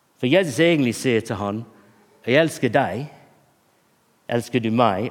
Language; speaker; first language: Norwegian; non-native, fluent; English